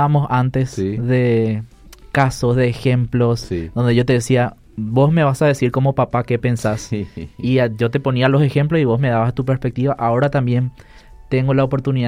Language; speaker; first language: Spanish; non-native, local second language; Guarani